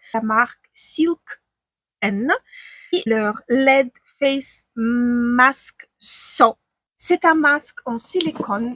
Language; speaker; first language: French; non-native, fluent; Ukrainian